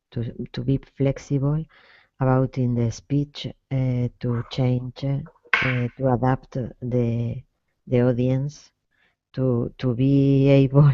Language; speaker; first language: English; non-native, learner; Spanish